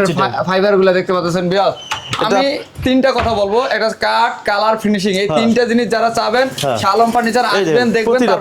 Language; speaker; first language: Bangla; native; Bangla